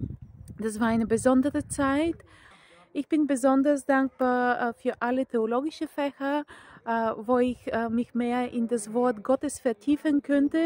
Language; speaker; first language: German; non-native, fluent; Bulgarian